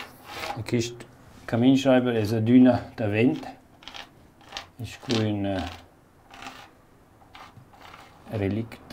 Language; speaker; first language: Italian; non-native, local second language; German